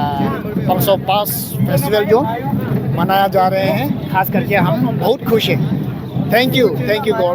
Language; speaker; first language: Hindi; non-native, local second language; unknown